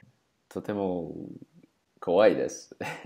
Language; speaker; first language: Japanese; non-native, learner; English